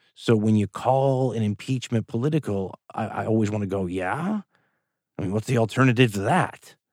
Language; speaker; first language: English; native; English